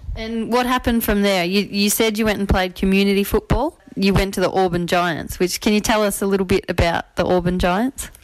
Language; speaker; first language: English; native; English